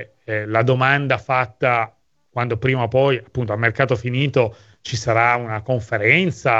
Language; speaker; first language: Italian; native; Italian